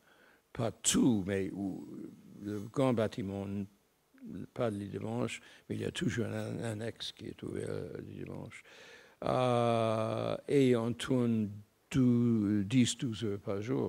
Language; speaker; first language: French; non-native, fluent; English